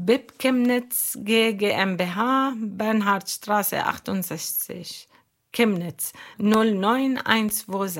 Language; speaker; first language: German; non-native, learner; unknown